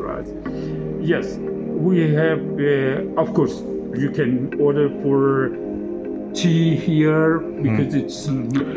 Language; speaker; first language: English; non-native, learner; Persian